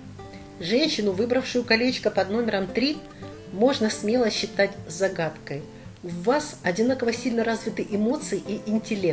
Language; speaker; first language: Russian; native; Russian